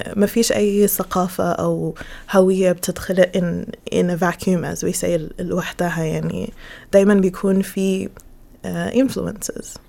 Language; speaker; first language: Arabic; early bilingual, heritage; Arabic